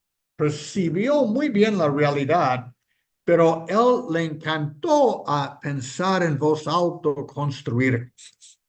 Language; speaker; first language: Spanish; non-native, fluent; English